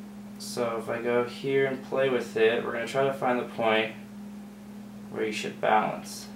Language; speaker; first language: English; native; English